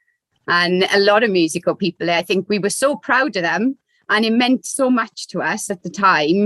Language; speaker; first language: English; native; English